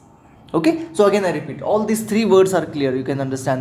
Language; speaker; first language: English; non-native, local second language; Hindi